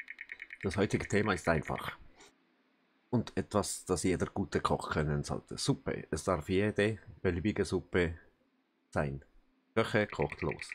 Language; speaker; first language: German; native; German